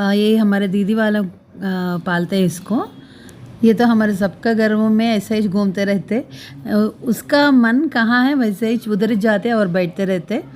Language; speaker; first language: Hindi; non-native, local second language; Telugu